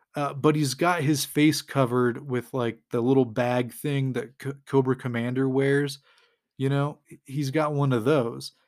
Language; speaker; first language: English; native; English